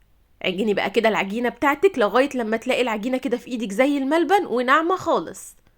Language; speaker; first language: Arabic; native; Arabic